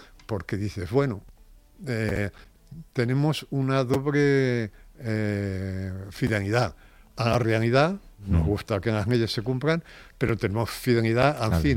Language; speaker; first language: Spanish; native; Spanish